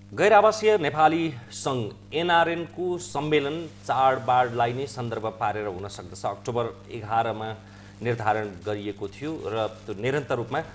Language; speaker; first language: Nepali; native; Nepali